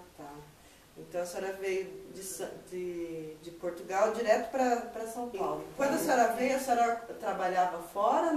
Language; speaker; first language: Portuguese; native; Portuguese